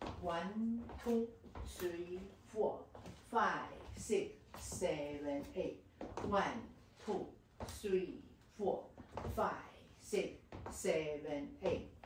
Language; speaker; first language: English; non-native, learner; Chinese